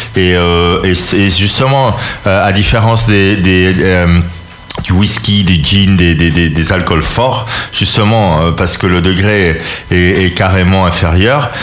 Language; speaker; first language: French; early bilingual, other home language; Spanish